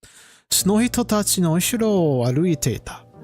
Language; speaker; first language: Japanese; non-native, learner; English